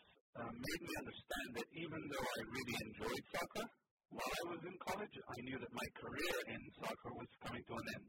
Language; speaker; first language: English; non-native, fluent; Hebrew